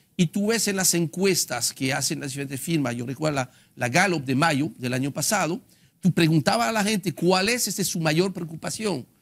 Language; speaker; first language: Spanish; non-native, fluent; French